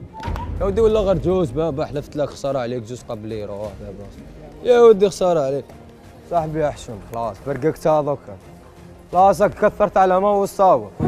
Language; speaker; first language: Arabic; native; Arabic